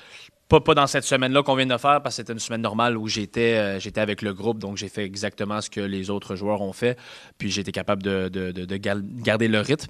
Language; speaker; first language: French; native; French